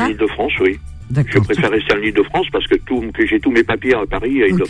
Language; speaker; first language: French; native; French